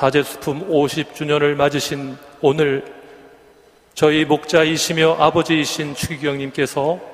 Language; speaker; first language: Korean; native; Korean